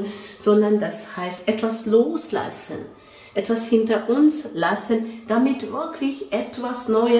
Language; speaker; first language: German; non-native, fluent; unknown